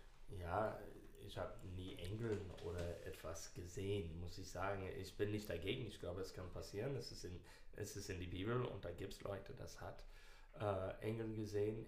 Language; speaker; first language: German; non-native, learner; English